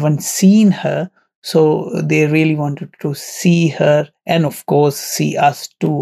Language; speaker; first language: English; non-native, local second language; Punjabi